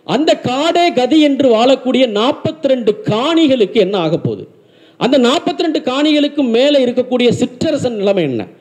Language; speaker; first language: Tamil; native; Tamil